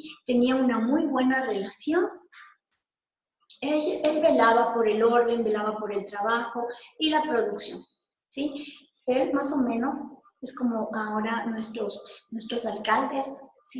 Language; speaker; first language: Spanish; native; Spanish